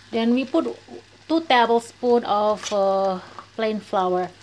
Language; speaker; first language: English; non-native, learner; Indonesian